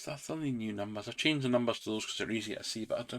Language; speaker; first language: English; native; English